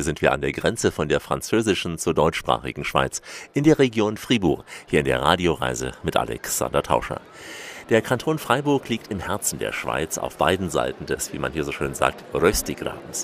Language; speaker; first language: German; native; German